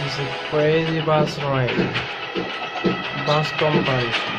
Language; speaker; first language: English; non-native, learner; Bangla